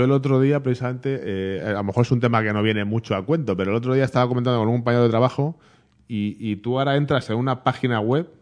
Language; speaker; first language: Spanish; native; Spanish